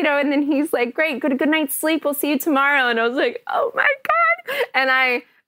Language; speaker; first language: English; native; English